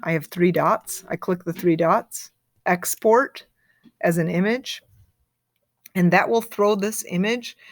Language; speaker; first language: English; native; English